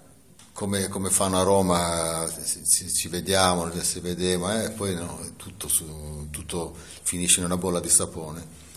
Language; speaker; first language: Italian; native; Italian